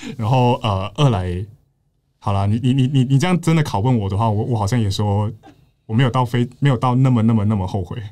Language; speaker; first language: Chinese; native; Chinese